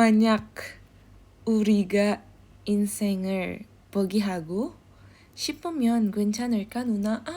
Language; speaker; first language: Korean; non-native, learner; Indonesian